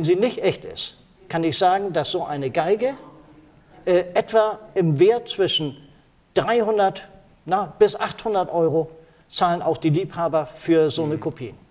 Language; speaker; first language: German; native; German